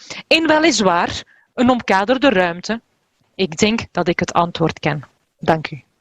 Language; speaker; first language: Dutch; native; Dutch